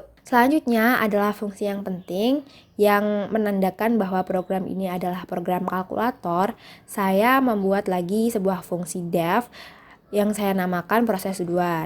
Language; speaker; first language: Indonesian; native; Indonesian